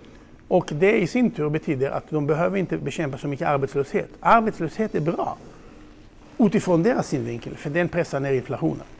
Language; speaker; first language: Swedish; non-native, fluent; Hebrew